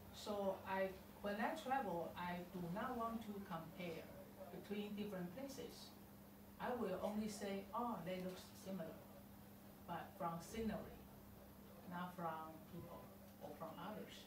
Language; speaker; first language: English; non-native, fluent; Chinese